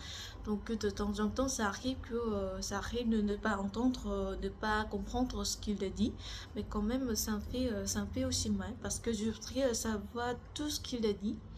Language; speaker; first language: French; non-native, learner; Korean